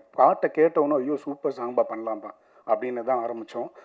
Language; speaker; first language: Tamil; native; Tamil